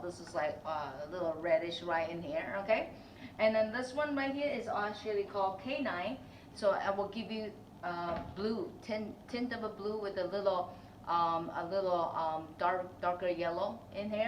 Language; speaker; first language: English; non-native, fluent; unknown